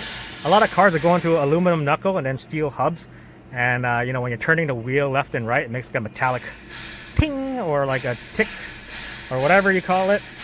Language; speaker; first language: English; native; English